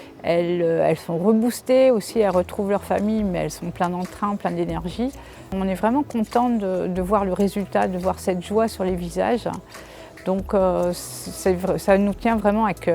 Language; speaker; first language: French; native; French